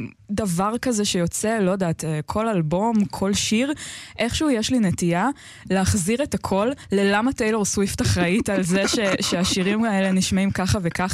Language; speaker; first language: Hebrew; native; Hebrew